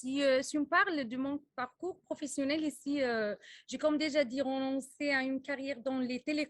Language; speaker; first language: French; non-native, local second language; Arabic